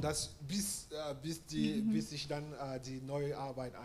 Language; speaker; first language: German; non-native, fluent; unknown